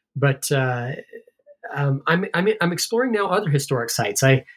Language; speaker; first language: English; native; English